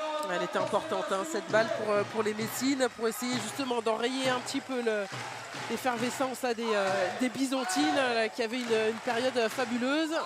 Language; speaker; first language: French; native; French